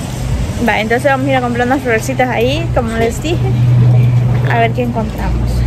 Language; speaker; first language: Spanish; native; Spanish